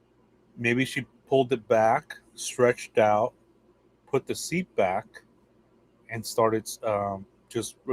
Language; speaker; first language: English; native; English